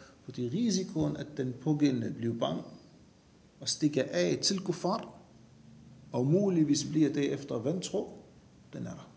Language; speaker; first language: Danish; non-native, fluent; Arabic